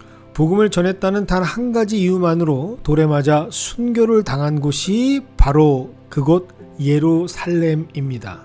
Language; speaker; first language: Korean; native; Korean